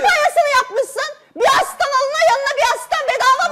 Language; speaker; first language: Turkish; native; Turkish